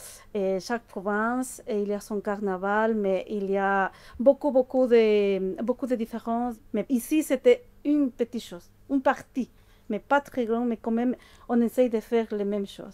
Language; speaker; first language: French; non-native, fluent; Spanish